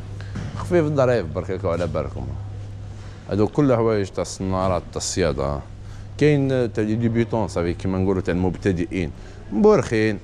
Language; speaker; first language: Arabic; native; Arabic